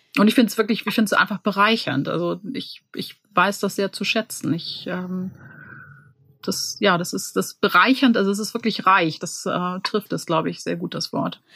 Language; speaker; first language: German; native; German